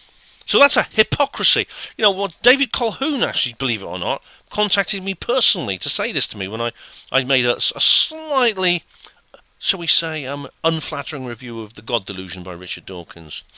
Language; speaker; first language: English; native; English